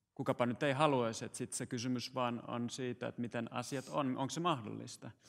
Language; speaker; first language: Finnish; native; Finnish